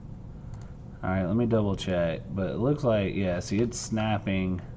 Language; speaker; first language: English; native; English